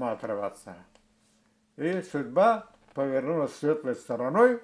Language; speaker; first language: Russian; non-native, local second language; Karachay-Balkar